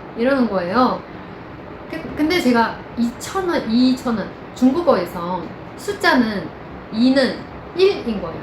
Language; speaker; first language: Korean; non-native, fluent; Chinese